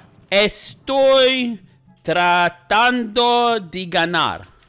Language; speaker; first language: Spanish; non-native, learner; English